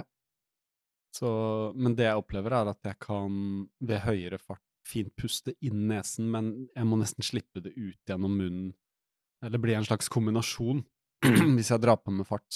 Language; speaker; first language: Norwegian; native; Norwegian